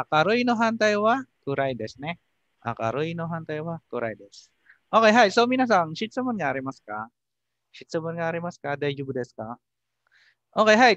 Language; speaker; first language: Japanese; non-native, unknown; Filipino